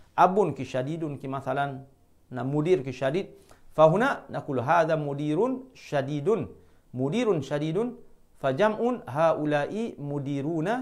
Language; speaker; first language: Arabic; non-native, fluent; Malay